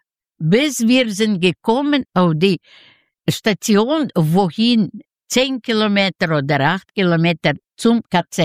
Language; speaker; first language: German; non-native, fluent; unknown